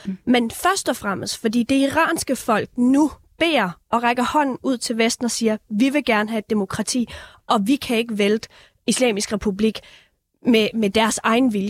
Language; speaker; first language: Danish; early bilingual, other home language; Persian